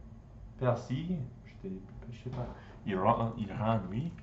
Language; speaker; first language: French; non-native, learner; English